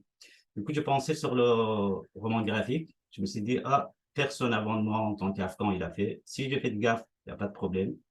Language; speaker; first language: French; non-native, fluent; Persian